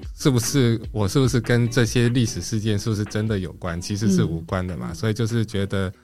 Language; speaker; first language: Chinese; non-native, local second language; Japanese